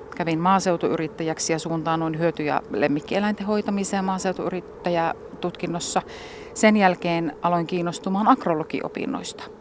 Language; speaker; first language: Finnish; native; Finnish